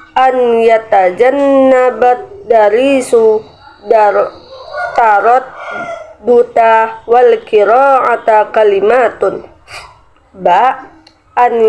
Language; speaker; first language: Arabic; non-native, learner; Indonesian